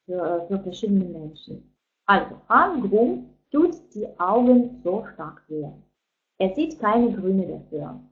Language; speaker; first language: German; non-native, fluent; Russian